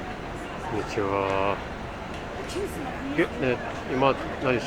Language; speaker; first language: Japanese; non-native, fluent; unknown